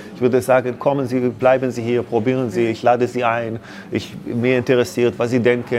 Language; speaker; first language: German; non-native, learner; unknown